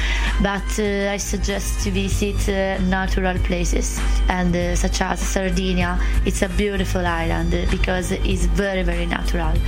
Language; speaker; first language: English; non-native, learner; Italian